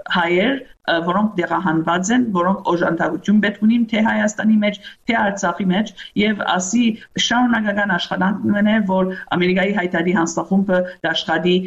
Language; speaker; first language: Armenian; early bilingual, heritage; Armenian